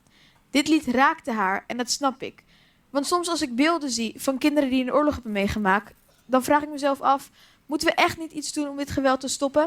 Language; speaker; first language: Dutch; native; Dutch